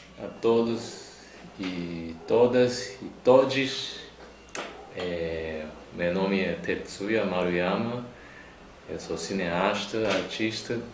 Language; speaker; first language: Portuguese; non-native, fluent; Japanese